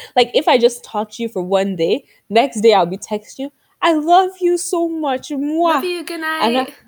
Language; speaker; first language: English; native; English